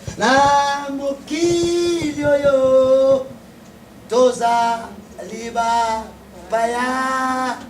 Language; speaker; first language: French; non-native, local second language; Lingala